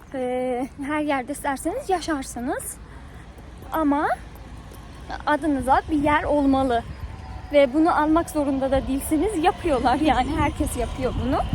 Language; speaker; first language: Turkish; non-native, fluent; Persian